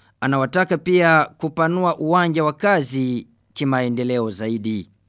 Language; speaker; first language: Swahili; non-native, local second language; Rundi